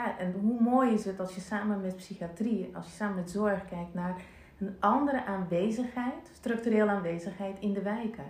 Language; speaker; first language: Dutch; non-native, fluent; Russian